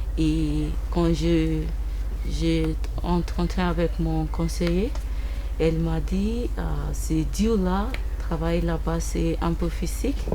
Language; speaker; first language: French; non-native, learner; English